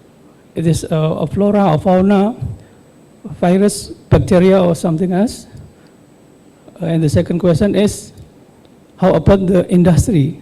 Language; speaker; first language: English; non-native, learner; Indonesian